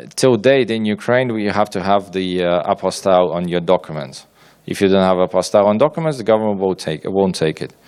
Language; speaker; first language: English; non-native, fluent; Ukrainian